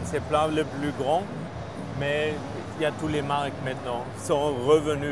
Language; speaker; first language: French; non-native, fluent; German